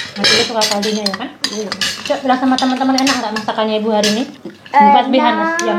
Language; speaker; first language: Indonesian; native; Indonesian